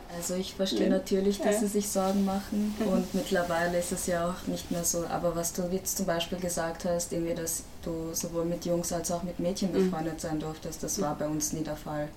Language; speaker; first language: German; native; German